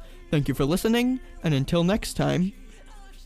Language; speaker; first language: English; native; English